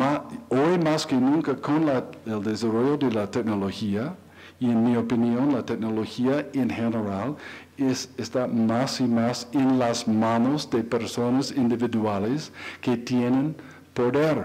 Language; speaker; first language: Spanish; non-native, learner; English